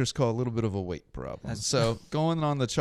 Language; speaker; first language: English; native; English